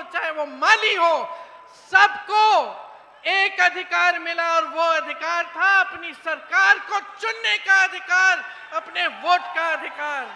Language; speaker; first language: Hindi; native; Hindi